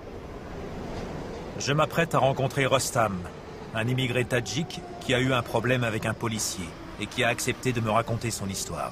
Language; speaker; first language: French; native; French